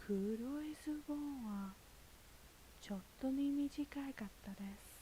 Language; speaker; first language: Japanese; non-native, learner; English